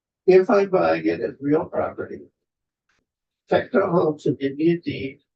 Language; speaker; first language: English; native; English